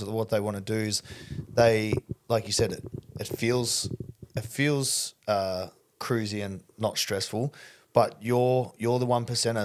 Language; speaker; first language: English; native; English